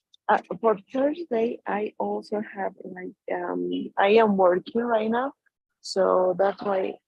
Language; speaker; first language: English; non-native, learner; Spanish